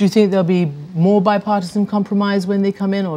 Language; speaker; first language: English; native; English